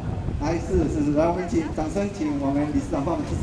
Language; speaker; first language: Chinese; native; Chinese